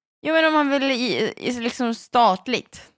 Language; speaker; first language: Swedish; native; Swedish